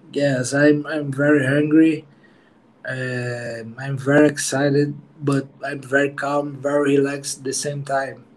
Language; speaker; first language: English; non-native, learner; Portuguese